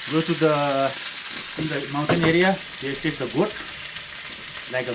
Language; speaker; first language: English; non-native, learner; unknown